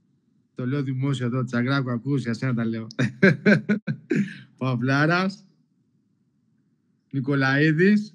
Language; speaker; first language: Greek; non-native, local second language; Albanian